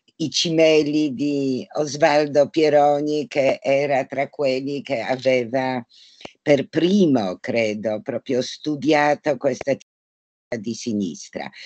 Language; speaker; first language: Italian; non-native, fluent; Polish